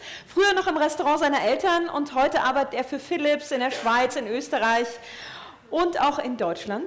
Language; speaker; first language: German; native; German